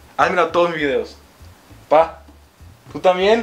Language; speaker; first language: Spanish; early bilingual, heritage; Spanish